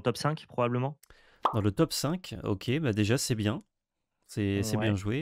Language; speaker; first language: French; native; French